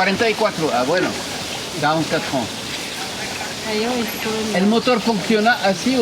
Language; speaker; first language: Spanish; non-native, learner; French